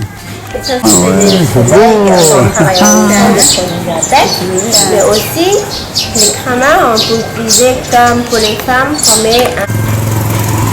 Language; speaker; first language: French; non-native, fluent; Khmer